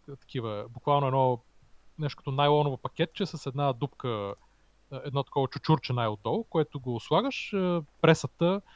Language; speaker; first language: Bulgarian; native; Bulgarian